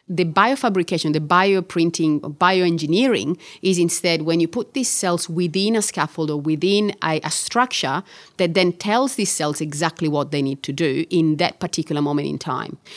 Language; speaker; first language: English; non-native, fluent; Italian